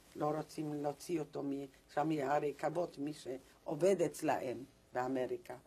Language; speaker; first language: Hebrew; non-native, fluent; Polish